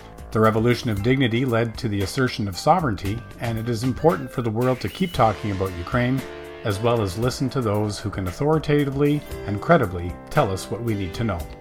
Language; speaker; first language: English; early bilingual, other home language; Ukrainian